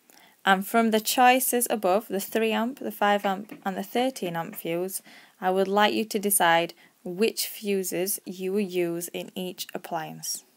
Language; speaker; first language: English; native; English